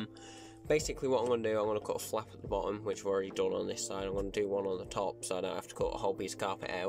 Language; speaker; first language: English; native; English